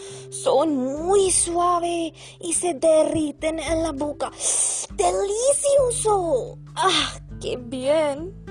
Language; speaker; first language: Spanish; non-native, learner; Hindi